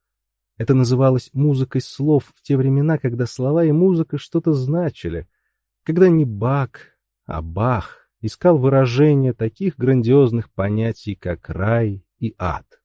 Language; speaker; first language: Russian; native; Russian